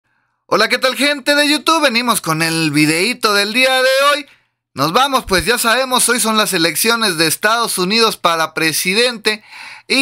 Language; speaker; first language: Spanish; native; Spanish